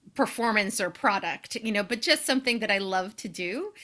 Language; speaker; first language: English; native; English